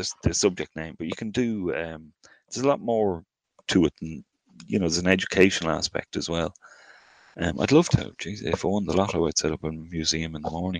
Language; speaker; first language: English; native; English